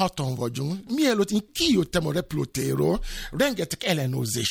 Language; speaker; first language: Hungarian; non-native, fluent; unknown